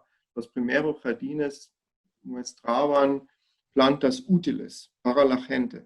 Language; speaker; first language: Spanish; non-native, fluent; German